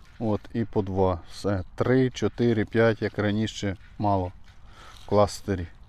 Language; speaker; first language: Ukrainian; native; Ukrainian